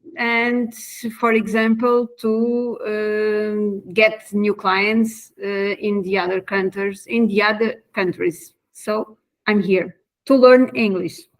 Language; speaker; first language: English; non-native, learner; Portuguese